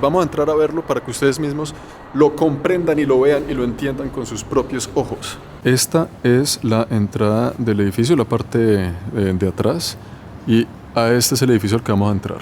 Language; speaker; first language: Spanish; native; Spanish